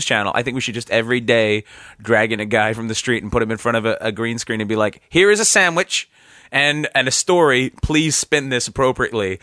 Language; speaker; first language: English; native; English